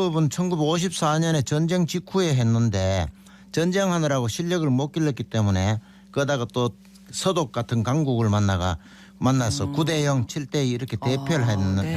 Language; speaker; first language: Korean; native; Korean